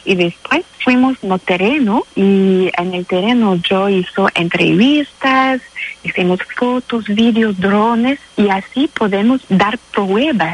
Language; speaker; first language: Spanish; non-native, fluent; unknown